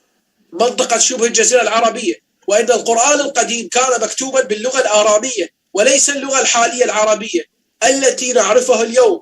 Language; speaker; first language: Arabic; native; Arabic